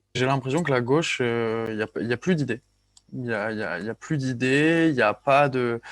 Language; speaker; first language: French; native; French